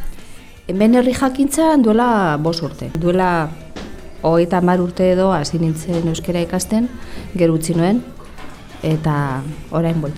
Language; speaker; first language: Basque; non-native, local second language; Spanish